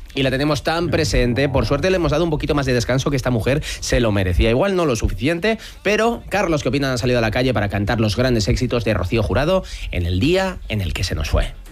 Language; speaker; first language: Spanish; native; Spanish